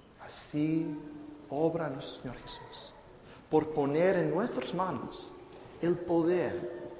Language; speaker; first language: Spanish; non-native, fluent; English